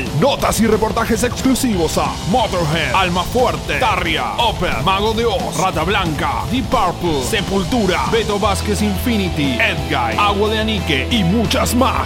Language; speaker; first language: Spanish; native; Spanish